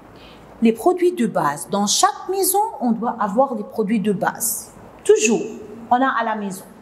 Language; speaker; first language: French; non-native, local second language; Arabic